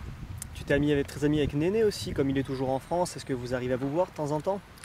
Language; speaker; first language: French; native; French